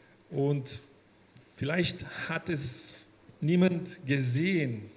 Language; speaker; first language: German; non-native, fluent; Portuguese